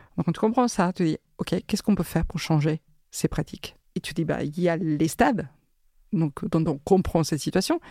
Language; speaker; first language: French; non-native, fluent; Spanish